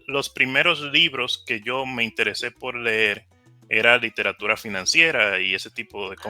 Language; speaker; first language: Spanish; native; Spanish